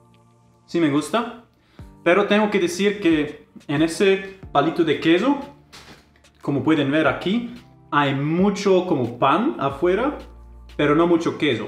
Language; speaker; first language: Spanish; non-native, fluent; German